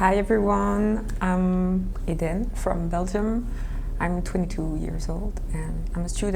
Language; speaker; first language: English; non-native, fluent; French